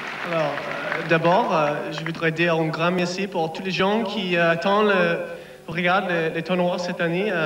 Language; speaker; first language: French; non-native, learner; English